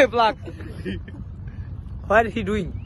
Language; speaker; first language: English; non-native, local second language; Bangla